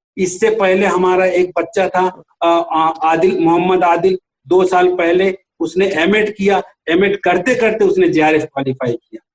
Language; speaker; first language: Urdu; native; Urdu